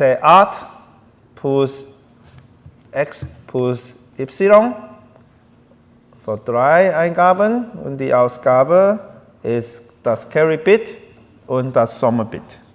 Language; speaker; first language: German; non-native, learner; Chinese